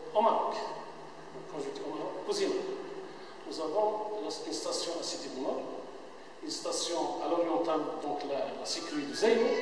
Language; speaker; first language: French; non-native, local second language; Arabic